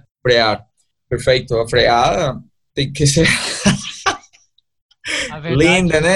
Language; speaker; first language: Portuguese; non-native, learner; Spanish